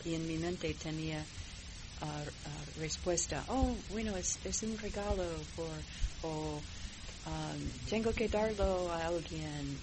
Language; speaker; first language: Spanish; non-native, fluent; English